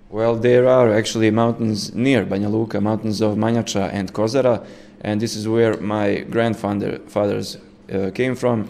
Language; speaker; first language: English; non-native, fluent; Serbian